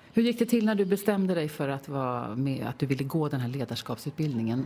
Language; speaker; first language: Swedish; native; Swedish